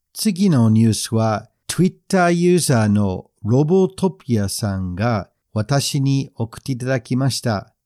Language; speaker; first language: Japanese; non-native, fluent; English